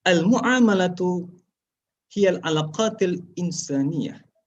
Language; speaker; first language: Arabic; non-native, learner; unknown